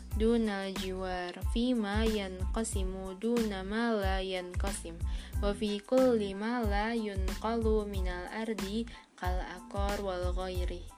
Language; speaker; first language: Arabic; non-native, fluent; Indonesian